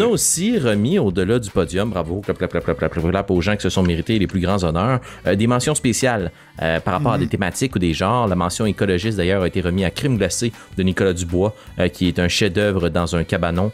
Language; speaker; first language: French; native; French